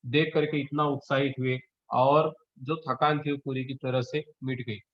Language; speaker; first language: Hindi; non-native, local second language; Marathi